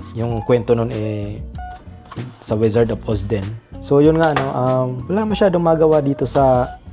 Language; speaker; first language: Filipino; non-native, local second language; Bikol